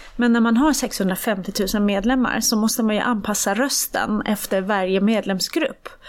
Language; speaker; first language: Swedish; early bilingual, other home language; Persian